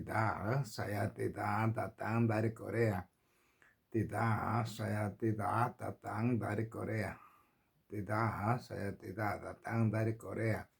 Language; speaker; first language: Indonesian; non-native, learner; Korean